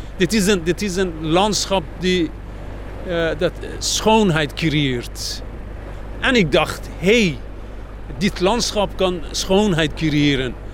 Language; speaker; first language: Dutch; non-native, fluent; Persian